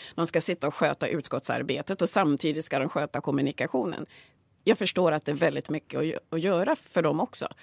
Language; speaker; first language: Swedish; early bilingual, other home language; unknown